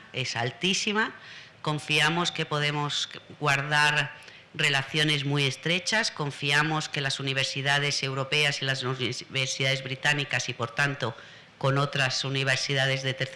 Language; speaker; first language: Spanish; native; Spanish